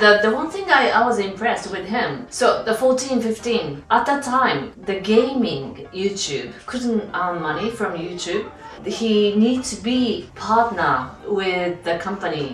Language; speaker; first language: English; non-native, fluent; Japanese